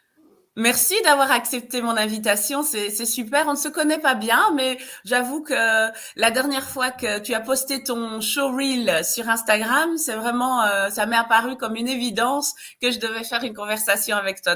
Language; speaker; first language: French; native; French